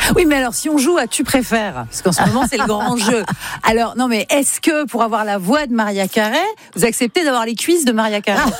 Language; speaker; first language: French; native; French